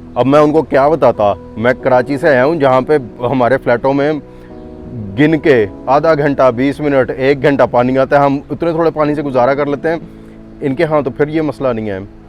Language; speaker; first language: Urdu; non-native, local second language; Punjabi